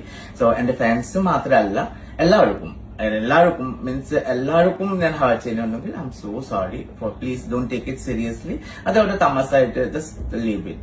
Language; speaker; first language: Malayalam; non-native, fluent; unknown